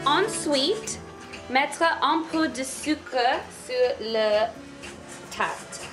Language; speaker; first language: French; non-native, learner; English